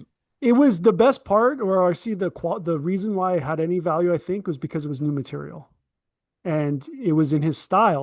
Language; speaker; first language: English; native; English